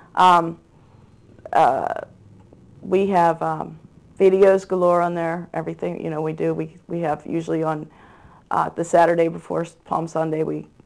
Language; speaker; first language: English; native; English